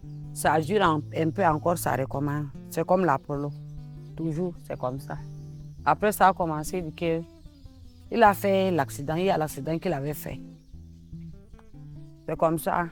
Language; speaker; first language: French; non-native, local second language; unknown